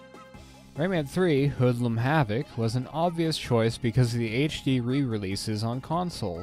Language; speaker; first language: English; native; English